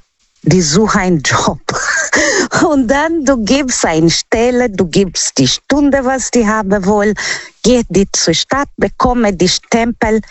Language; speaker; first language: German; non-native, learner; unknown